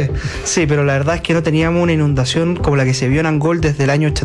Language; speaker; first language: Spanish; native; Spanish